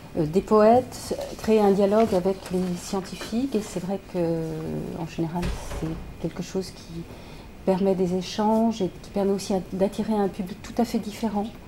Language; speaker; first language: French; native; French